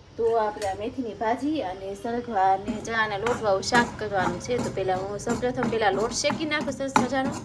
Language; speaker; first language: Gujarati; native; Gujarati